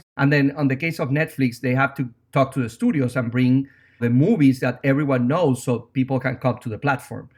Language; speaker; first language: English; non-native, fluent; Spanish